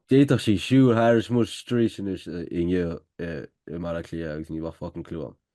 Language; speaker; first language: Irish; native; Irish